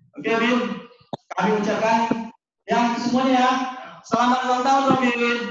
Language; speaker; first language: Indonesian; native; Indonesian